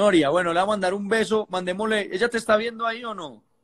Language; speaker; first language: Spanish; native; Spanish